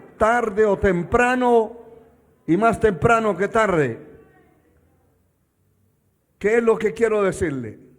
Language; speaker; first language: Spanish; native; Spanish